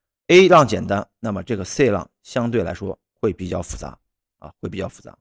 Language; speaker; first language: Chinese; native; Chinese